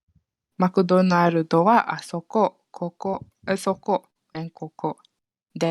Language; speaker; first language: Japanese; non-native, fluent; Malay